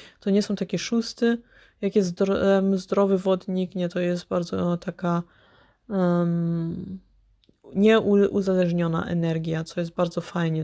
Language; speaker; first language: Polish; early bilingual, heritage; Polish